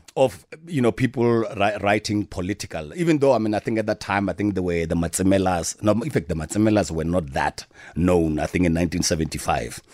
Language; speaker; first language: English; non-native, local second language; Tswana